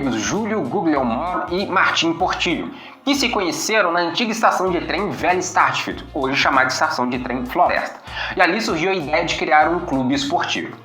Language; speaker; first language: Portuguese; native; Portuguese